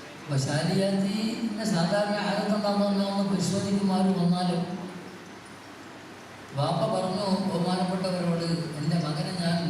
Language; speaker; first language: Malayalam; native; Malayalam